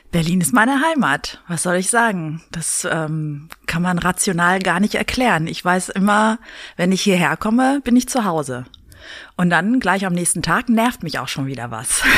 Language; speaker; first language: German; early bilingual, other home language; Greek